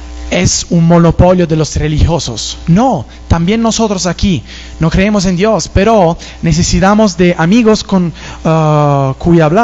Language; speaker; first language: Spanish; non-native, fluent; Italian